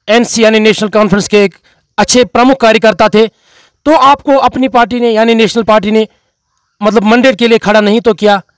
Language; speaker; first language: Hindi; non-native, local second language; Kashmiri